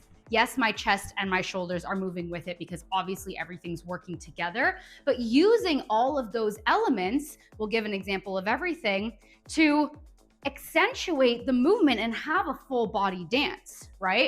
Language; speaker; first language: English; native; English